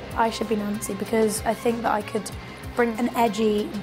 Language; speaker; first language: English; native; English